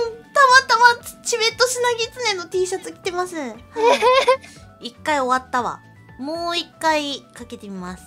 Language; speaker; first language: Japanese; native; Japanese